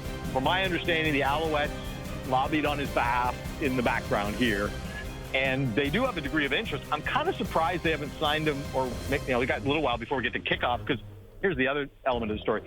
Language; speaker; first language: English; native; English